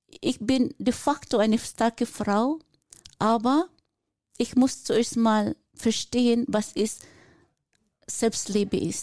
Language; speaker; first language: German; non-native, fluent; Filipino